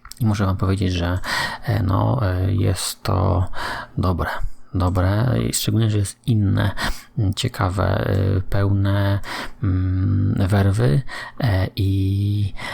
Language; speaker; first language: Polish; native; Polish